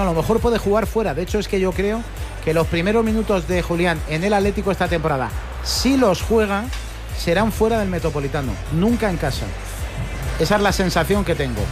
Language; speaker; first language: Spanish; native; Spanish